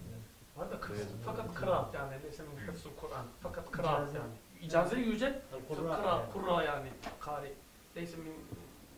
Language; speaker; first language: Arabic; non-native, learner; Turkish